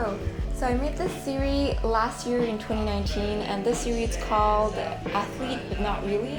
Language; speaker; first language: English; non-native, local second language; French